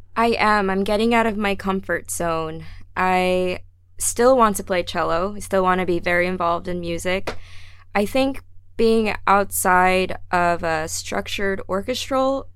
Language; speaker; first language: English; native; English